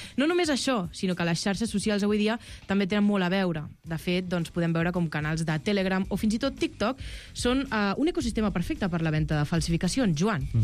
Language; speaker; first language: Catalan; native; Catalan